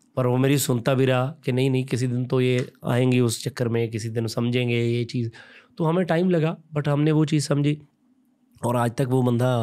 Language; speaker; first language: Hindi; non-native, local second language; Punjabi